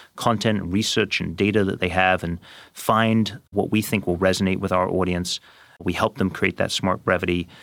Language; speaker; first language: English; native; English